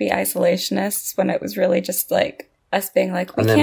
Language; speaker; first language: English; native; English